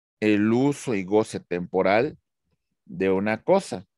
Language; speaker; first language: Spanish; native; Spanish